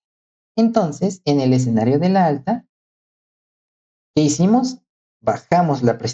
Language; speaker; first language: Spanish; native; Spanish